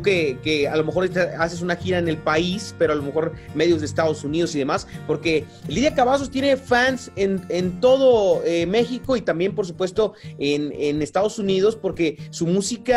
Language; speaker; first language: Spanish; native; Spanish